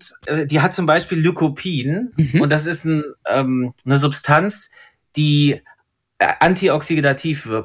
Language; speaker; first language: German; native; German